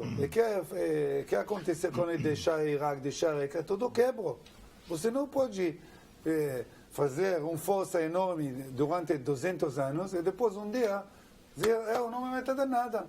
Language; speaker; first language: Portuguese; non-native, learner; Hebrew